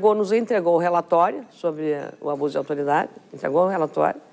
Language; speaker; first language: Portuguese; native; Portuguese